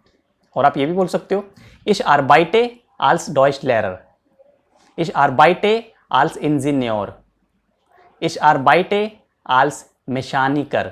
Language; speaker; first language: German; non-native, fluent; Hindi